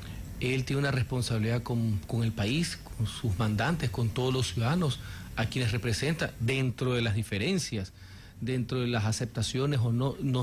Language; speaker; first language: Spanish; native; Spanish